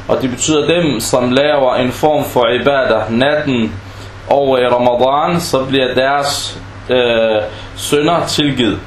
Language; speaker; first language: Danish; non-native, fluent; Arabic